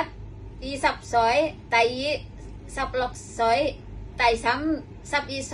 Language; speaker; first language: Cantonese; non-native, learner; Indonesian